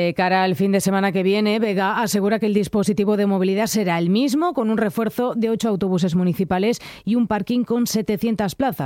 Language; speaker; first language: Spanish; native; Spanish